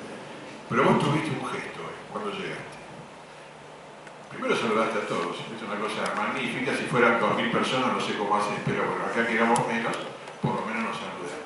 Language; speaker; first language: Spanish; native; Spanish